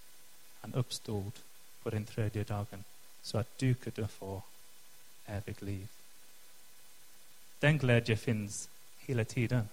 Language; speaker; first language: Swedish; non-native, fluent; English